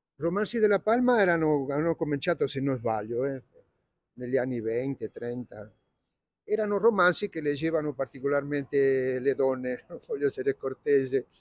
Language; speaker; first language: Italian; non-native, fluent; Spanish